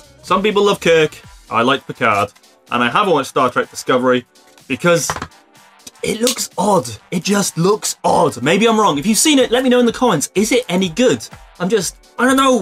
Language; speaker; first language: English; native; English